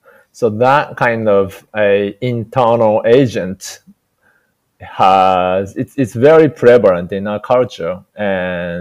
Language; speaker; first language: English; non-native, fluent; Japanese